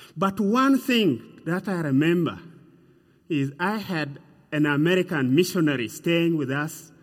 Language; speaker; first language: English; non-native, fluent; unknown